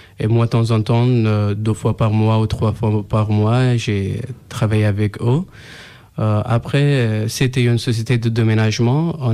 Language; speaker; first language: French; non-native, learner; Persian